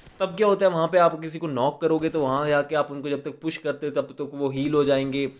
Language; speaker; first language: Hindi; native; Hindi